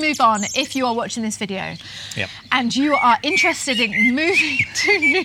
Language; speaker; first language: English; native; English